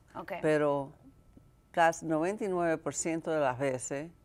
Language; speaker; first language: Spanish; early bilingual, heritage; Spanish